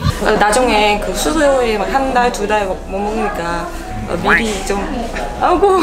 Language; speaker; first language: Korean; non-native, local second language; Vietnamese